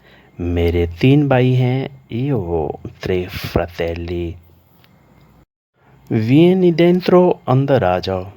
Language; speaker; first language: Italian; non-native, learner; Urdu